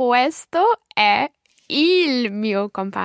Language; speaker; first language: Italian; non-native, learner; English